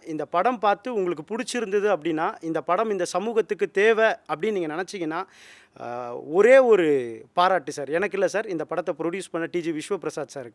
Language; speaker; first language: Tamil; native; Tamil